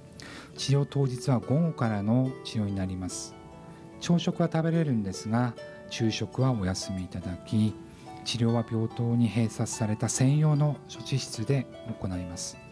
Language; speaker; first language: Japanese; native; Japanese